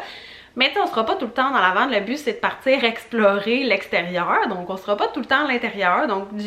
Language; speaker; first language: French; native; French